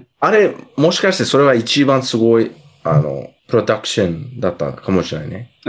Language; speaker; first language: Japanese; non-native, fluent; English